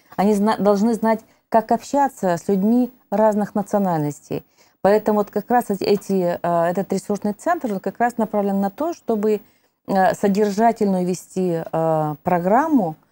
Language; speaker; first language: Russian; native; Russian